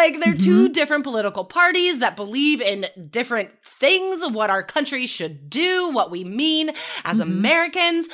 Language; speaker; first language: English; native; English